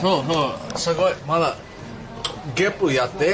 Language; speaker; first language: Japanese; non-native, learner; English